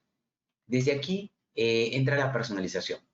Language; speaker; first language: Spanish; native; Spanish